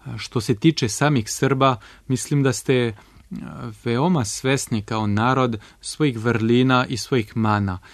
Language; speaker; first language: Serbian; non-native, fluent; French